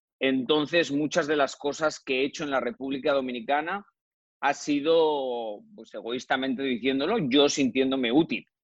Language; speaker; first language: Spanish; native; Spanish